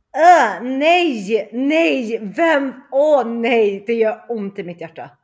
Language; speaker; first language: Swedish; early bilingual, other home language; Chinese